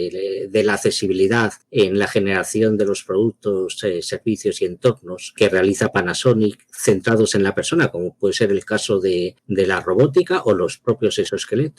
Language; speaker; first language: Spanish; native; Spanish